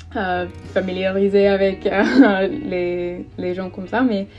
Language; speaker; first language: French; non-native, fluent; English